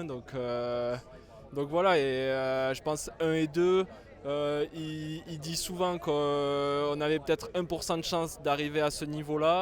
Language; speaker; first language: French; native; French